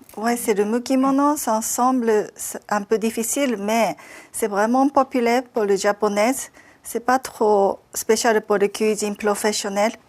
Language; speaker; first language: French; non-native, learner; Japanese